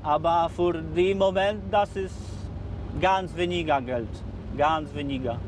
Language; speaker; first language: German; non-native, learner; Polish